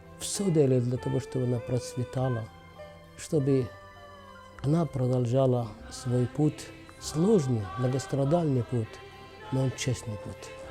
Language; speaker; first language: Russian; non-native, fluent; Arabic